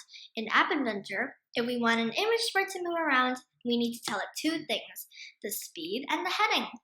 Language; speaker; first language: English; non-native, fluent; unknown